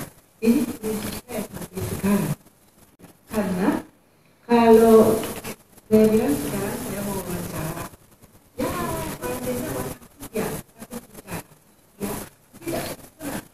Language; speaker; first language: Indonesian; non-native, fluent; Japanese